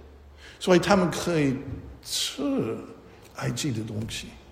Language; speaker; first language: Chinese; non-native, fluent; English